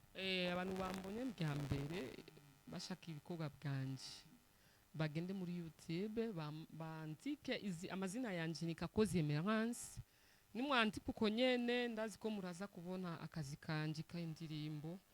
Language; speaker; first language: Rundi; non-native, local second language; Swahili